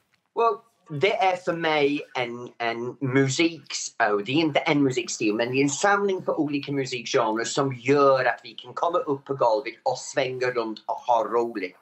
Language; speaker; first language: Swedish; non-native, fluent; English